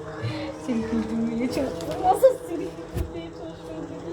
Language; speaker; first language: Turkish; native; Turkish